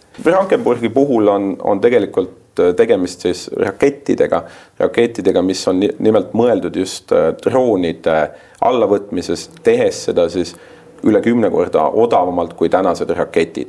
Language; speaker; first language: Estonian; native; Estonian